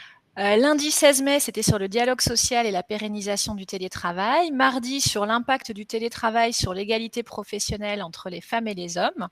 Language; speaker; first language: French; native; French